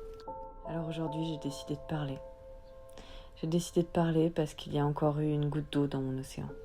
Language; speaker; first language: French; native; French